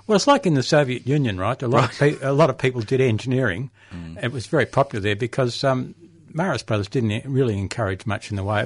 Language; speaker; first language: English; native; English